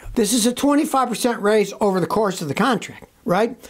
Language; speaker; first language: English; native; English